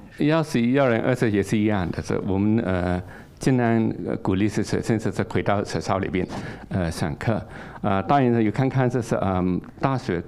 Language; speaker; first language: Chinese; non-native, local second language; Cantonese